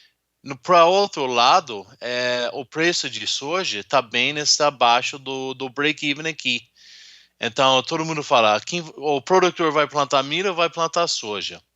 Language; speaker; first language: Portuguese; non-native, fluent; English